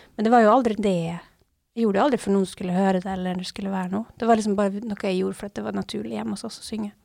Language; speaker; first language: Norwegian; native; Norwegian